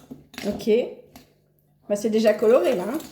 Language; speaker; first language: French; native; French